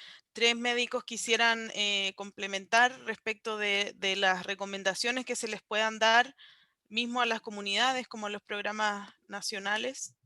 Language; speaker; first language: Spanish; native; Spanish